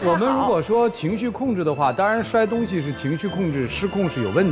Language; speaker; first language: Chinese; native; Chinese